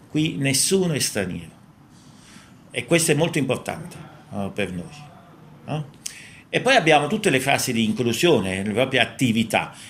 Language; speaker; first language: Italian; native; Italian